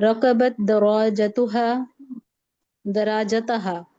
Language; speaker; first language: Arabic; non-native, learner; Urdu